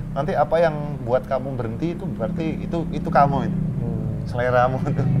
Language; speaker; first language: Indonesian; native; Indonesian